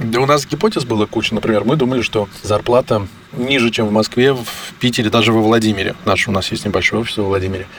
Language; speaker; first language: Russian; native; Russian